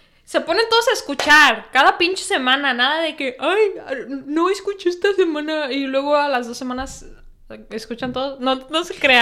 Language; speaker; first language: Spanish; early bilingual, heritage; Spanish